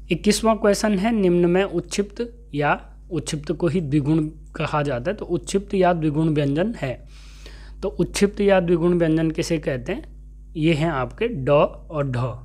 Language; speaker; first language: Hindi; native; Hindi